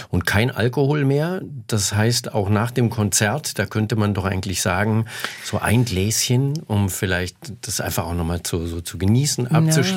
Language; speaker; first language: German; native; German